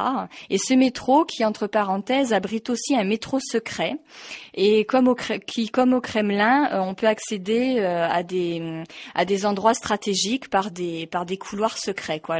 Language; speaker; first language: French; native; French